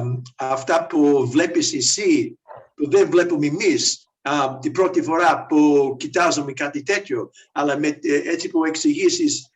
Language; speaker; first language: Greek; early bilingual, heritage; Greek